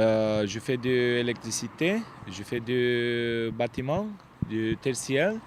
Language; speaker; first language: French; non-native, learner; Romanian